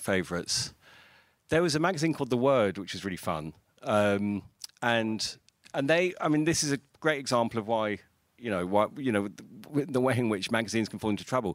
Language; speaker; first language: English; native; English